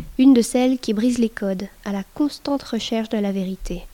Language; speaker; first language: French; native; French